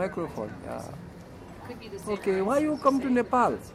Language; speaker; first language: English; non-native, learner; Nepali